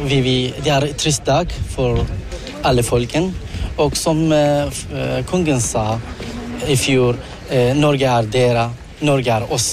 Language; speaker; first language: Norwegian; non-native, learner; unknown